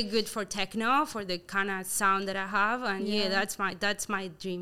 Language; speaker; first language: English; non-native, fluent; Spanish